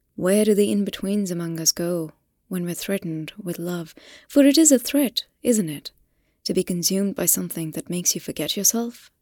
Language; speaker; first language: English; non-native, local second language; Hindi